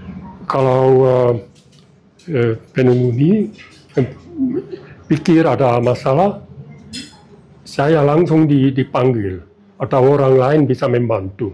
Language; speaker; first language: Indonesian; non-native, fluent; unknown